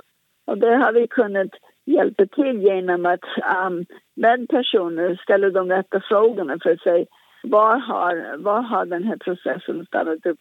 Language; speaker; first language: Swedish; non-native, fluent; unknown